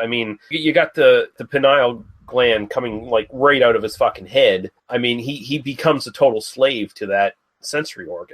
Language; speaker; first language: English; native; English